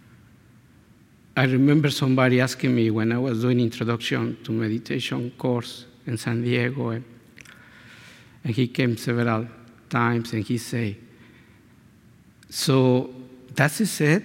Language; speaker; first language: English; non-native, fluent; Spanish